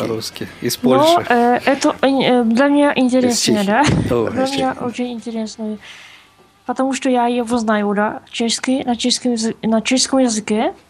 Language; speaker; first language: Russian; non-native, learner; Czech